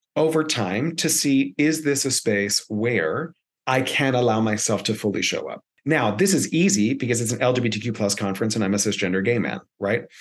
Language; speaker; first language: English; early bilingual, other home language; Spanish